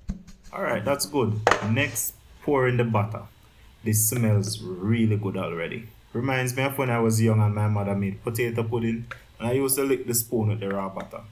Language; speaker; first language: English; native; English